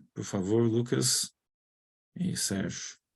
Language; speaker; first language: Portuguese; native; Portuguese